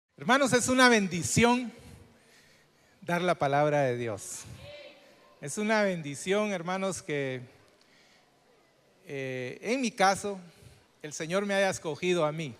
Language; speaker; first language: Spanish; native; Spanish